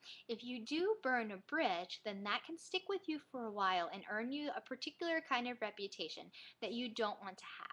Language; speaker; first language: English; native; English